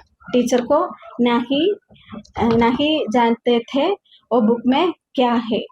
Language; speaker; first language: Hindi; non-native, learner; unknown